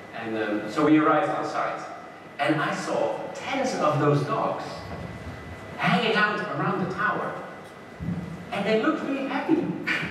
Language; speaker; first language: English; non-native, fluent; Dutch